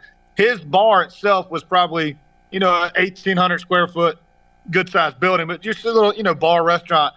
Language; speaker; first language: English; native; English